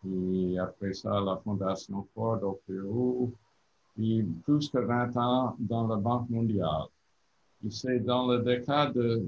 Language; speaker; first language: French; non-native, learner; English